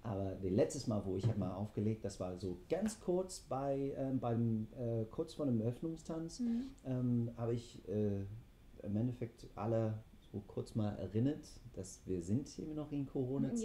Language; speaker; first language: German; non-native, fluent; English